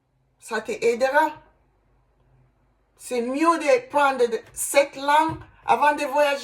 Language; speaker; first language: French; non-native, learner; Igbo